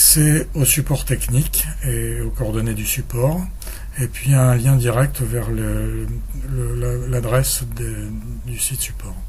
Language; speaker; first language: French; native; French